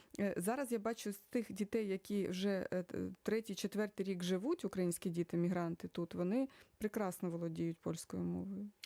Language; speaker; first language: Ukrainian; native; Ukrainian